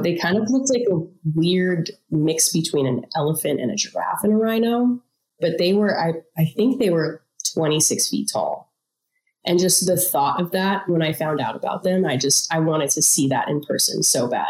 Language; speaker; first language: English; native; English